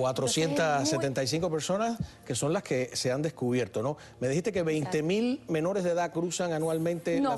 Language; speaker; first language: Spanish; native; Spanish